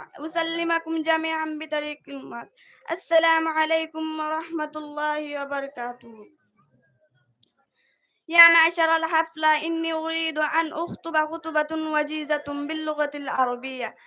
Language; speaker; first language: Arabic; non-native, learner; Bangla